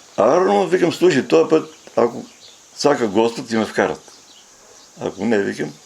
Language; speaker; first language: Bulgarian; native; Bulgarian